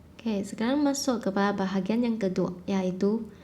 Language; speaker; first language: Malay; non-native, local second language; Chinese